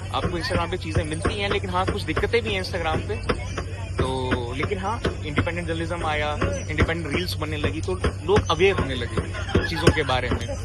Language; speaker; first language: Hindi; native; Hindi